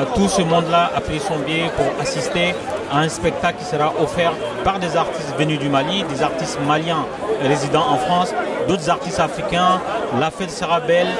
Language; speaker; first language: French; non-native, local second language; Bambara